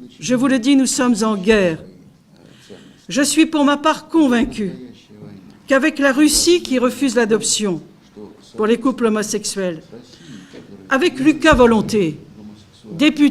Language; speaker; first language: French; native; French